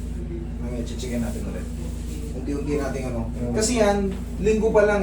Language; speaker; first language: Filipino; native; Filipino